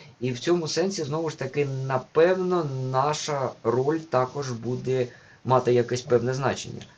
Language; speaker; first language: Ukrainian; non-native, local second language; Russian